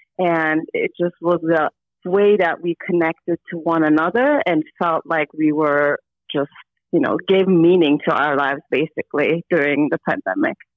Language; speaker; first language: English; non-native, fluent; Turkish